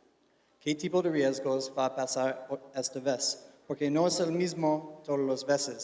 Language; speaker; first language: Spanish; non-native, fluent; English